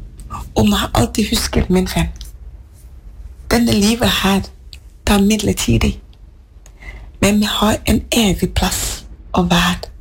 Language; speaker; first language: Norwegian; non-native, fluent; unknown